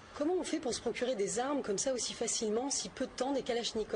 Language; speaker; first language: French; native; French